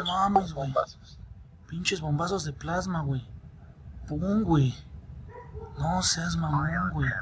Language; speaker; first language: Spanish; native; Spanish